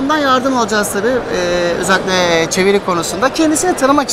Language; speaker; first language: Turkish; native; Turkish